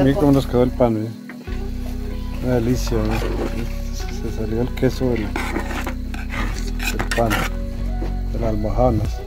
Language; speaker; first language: Spanish; native; Spanish